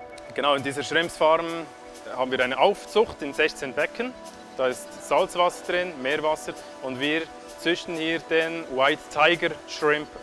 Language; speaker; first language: German; native; German